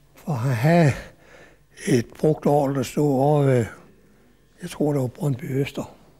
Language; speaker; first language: Danish; native; Danish